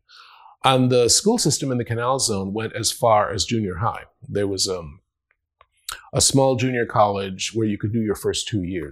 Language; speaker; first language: English; non-native, fluent; Spanish